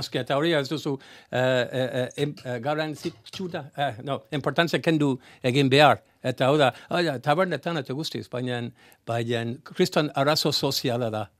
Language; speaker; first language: Basque; non-native, fluent; English